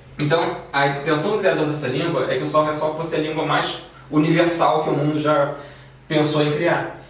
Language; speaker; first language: Portuguese; native; Portuguese